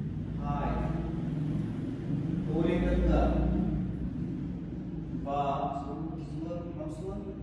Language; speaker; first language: Vietnamese; non-native, learner; Hindi